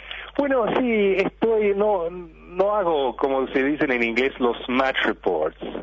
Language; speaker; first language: Spanish; early bilingual, heritage; Spanish